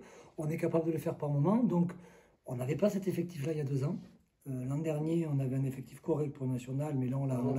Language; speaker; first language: French; native; French